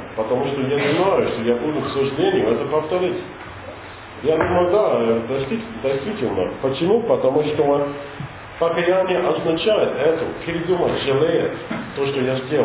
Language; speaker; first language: Russian; non-native, learner; English